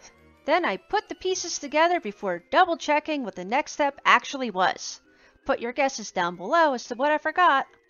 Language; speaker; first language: English; native; English